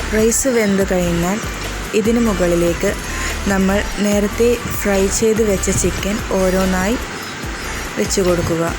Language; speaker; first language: Malayalam; native; Malayalam